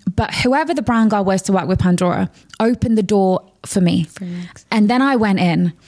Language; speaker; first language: English; native; English